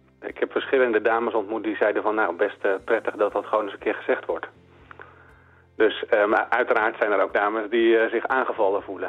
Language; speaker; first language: Dutch; native; Dutch